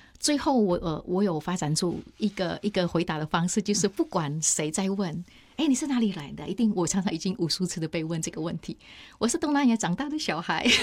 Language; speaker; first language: Chinese; non-native, fluent; Indonesian